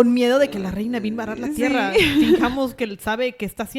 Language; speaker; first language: Spanish; native; Spanish